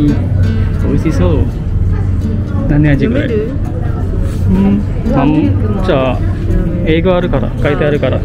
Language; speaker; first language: Japanese; non-native, fluent; Indonesian